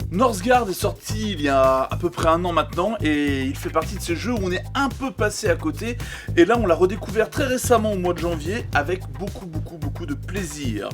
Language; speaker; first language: French; native; French